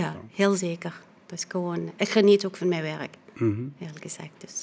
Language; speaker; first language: Dutch; non-native, fluent; Arabic